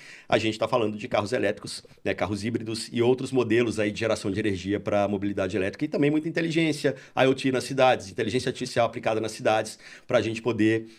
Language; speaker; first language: Portuguese; native; Portuguese